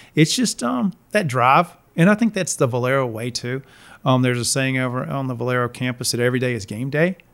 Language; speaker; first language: English; native; English